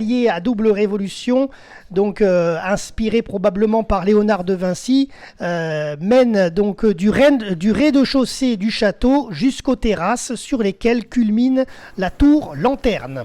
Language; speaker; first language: French; native; French